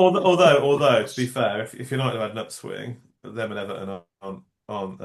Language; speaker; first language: English; native; English